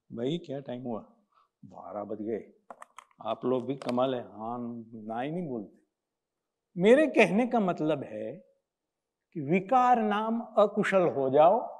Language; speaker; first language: Hindi; non-native, local second language; Gujarati